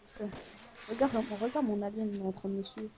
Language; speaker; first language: French; native; French